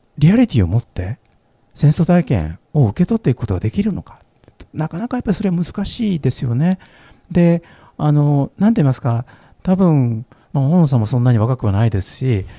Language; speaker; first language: Japanese; native; Japanese